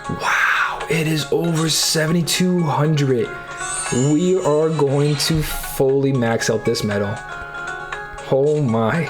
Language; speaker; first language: English; native; English